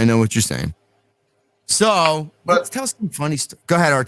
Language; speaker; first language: English; native; English